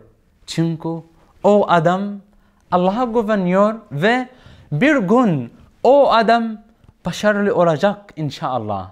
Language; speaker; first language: Turkish; non-native, learner; Arabic